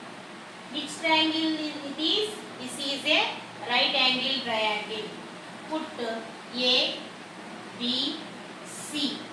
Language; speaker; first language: English; non-native, local second language; Telugu